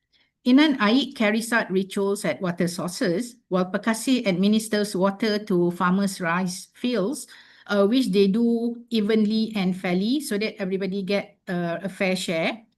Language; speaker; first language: English; non-native, local second language; Malay